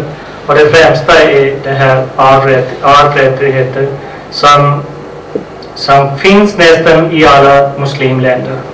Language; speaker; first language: Swedish; non-native, fluent; Urdu